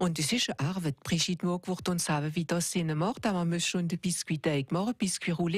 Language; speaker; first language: German; native; German